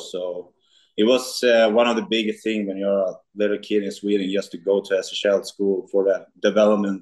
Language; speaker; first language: English; non-native, fluent; Swedish